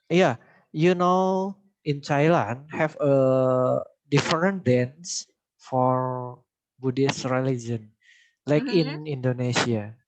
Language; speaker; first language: English; non-native, learner; Indonesian